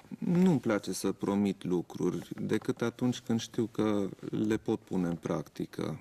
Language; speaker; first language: Romanian; non-native, local second language; German